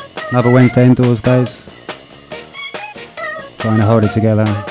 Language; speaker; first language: English; native; English